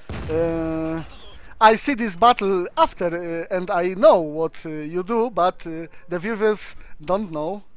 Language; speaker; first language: English; non-native, learner; Polish